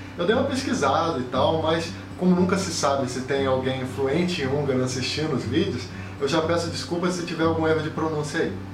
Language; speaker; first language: Portuguese; native; Portuguese